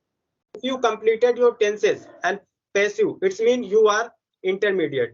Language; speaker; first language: English; non-native, local second language; Hindi